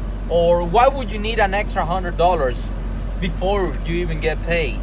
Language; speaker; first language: English; non-native, fluent; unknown